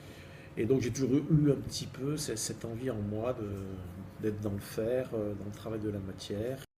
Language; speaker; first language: French; native; French